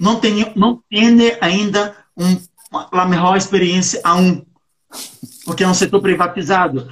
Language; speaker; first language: Portuguese; non-native, learner; Spanish